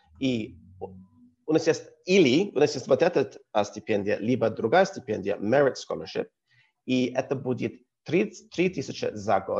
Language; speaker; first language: Russian; non-native, learner; English